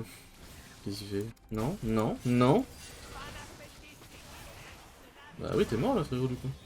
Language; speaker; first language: French; native; French